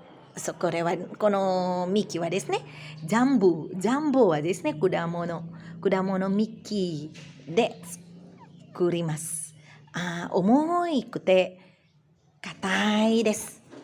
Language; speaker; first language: Japanese; non-native, learner; Indonesian